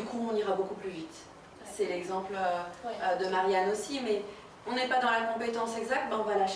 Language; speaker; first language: French; native; French